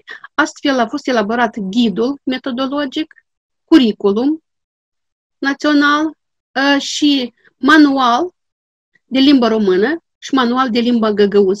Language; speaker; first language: Romanian; non-native, local second language; Gagauz